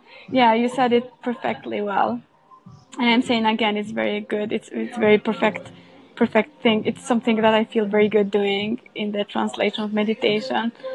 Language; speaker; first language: English; non-native, fluent; Albanian